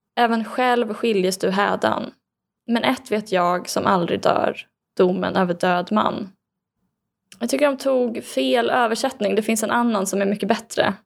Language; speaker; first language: Swedish; native; Swedish